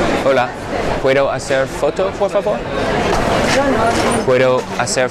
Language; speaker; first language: Spanish; non-native, fluent; English